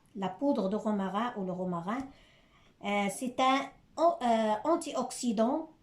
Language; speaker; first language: French; non-native, local second language; Arabic